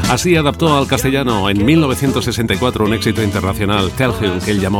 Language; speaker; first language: Spanish; native; Spanish